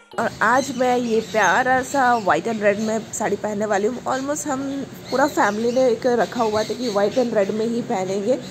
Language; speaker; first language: Hindi; non-native, local second language; Bangla